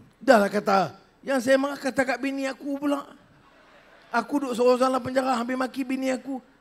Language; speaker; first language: Malay; native; Malay